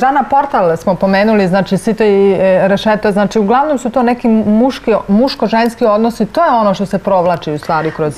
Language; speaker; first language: Serbian; native; Serbian